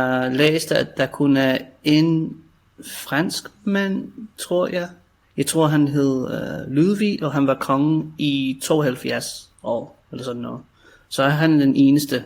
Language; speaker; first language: Danish; native; Danish